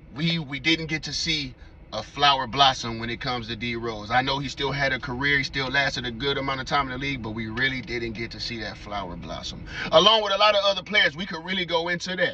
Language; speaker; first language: English; native; English